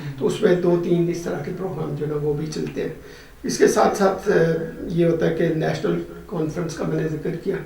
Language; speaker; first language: Urdu; non-native, local second language; Punjabi